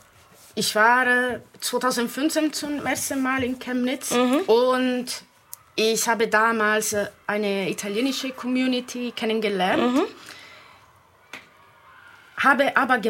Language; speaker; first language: German; non-native, fluent; Italian